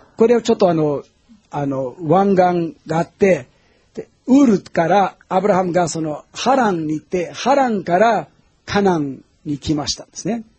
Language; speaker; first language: Japanese; non-native, fluent; Portuguese